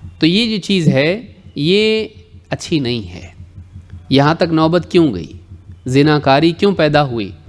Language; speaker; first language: Urdu; native; Urdu